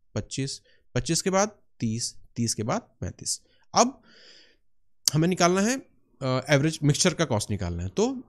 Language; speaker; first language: Hindi; native; Hindi